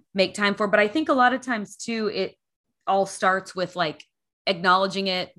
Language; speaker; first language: English; native; English